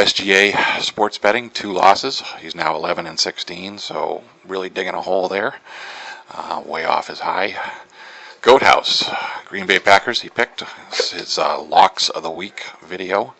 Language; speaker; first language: English; native; English